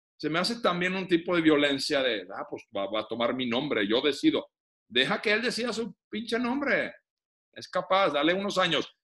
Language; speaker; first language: Spanish; non-native, fluent; Finnish